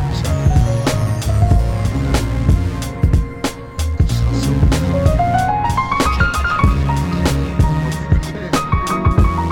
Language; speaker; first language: English; native; English